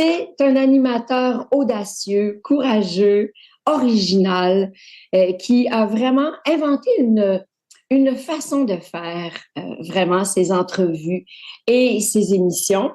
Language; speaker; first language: French; native; French